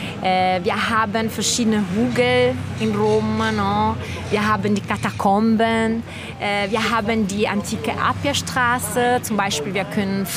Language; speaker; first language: German; non-native, fluent; Italian